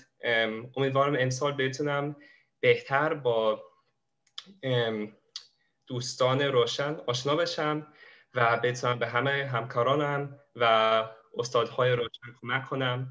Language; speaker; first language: Persian; non-native, fluent; English